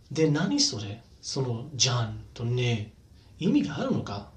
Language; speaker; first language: Japanese; non-native, learner; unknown